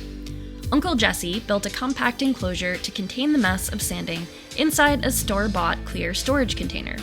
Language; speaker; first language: English; native; English